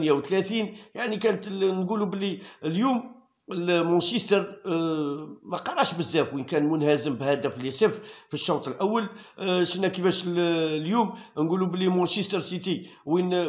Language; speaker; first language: Arabic; native; Arabic